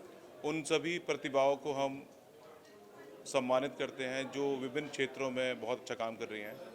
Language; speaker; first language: Hindi; native; Hindi